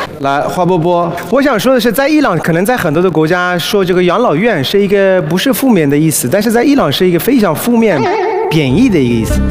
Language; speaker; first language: Chinese; non-native, fluent; Persian